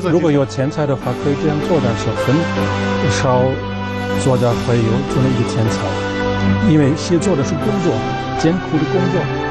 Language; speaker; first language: Chinese; non-native, fluent; German